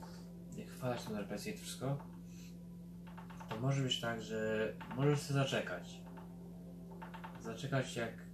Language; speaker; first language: Polish; early bilingual, heritage; Polish